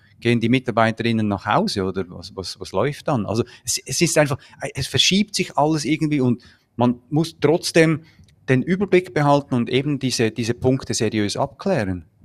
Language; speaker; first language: German; native; German